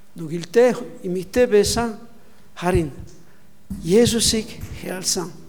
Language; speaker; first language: Mongolian; non-native, learner; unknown